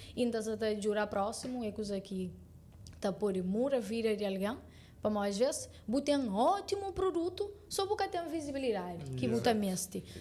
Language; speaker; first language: Portuguese; non-native, local second language; Kabuverdianu